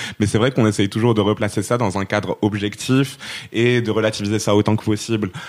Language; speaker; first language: French; non-native, local second language; Arabic